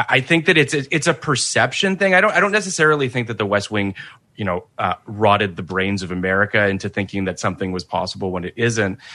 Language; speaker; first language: English; native; English